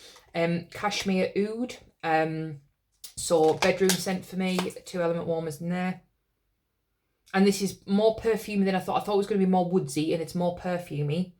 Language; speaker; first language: English; native; English